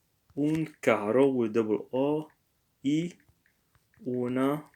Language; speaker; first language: Spanish; non-native, learner; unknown